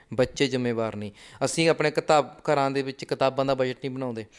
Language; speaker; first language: Punjabi; native; Punjabi